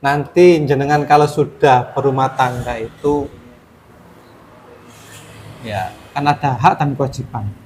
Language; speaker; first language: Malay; non-native, local second language; Javanese